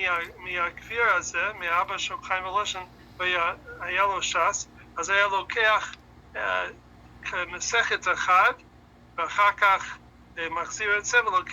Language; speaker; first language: Hebrew; non-native, fluent; English